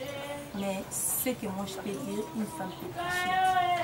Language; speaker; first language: French; non-native, local second language; Lingala